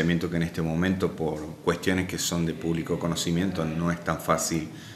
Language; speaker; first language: Spanish; native; Spanish